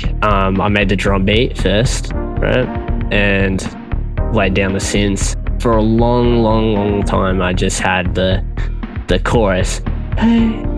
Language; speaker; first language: English; native; English